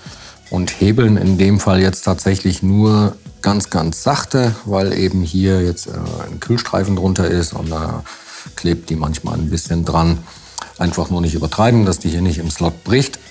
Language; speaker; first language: German; native; German